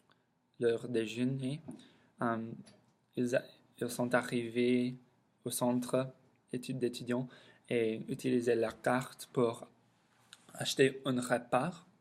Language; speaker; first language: French; non-native, learner; English